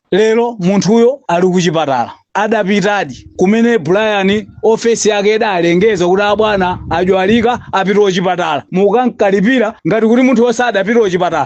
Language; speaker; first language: Nyanja; native; Nyanja